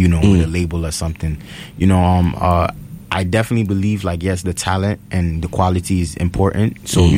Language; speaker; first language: English; native; English